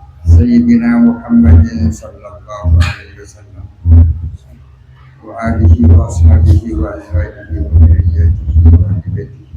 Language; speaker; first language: Arabic; non-native, fluent; Indonesian